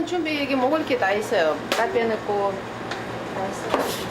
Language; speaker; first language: Korean; non-native, learner; Russian